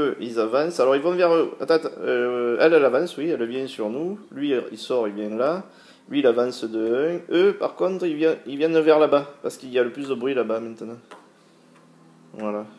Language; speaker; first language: French; native; French